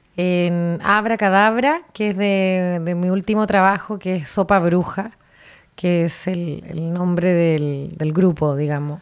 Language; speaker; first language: Spanish; native; Spanish